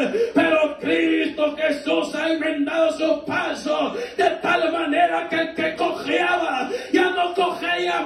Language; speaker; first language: Spanish; native; Spanish